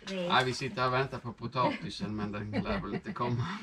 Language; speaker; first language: Swedish; native; Swedish